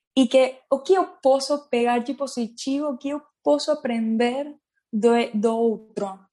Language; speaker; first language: Portuguese; non-native, learner; Spanish